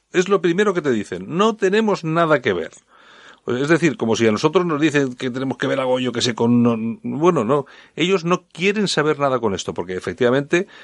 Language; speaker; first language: Spanish; native; Spanish